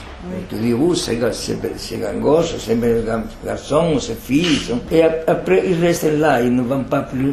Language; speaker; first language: French; non-native, fluent; Spanish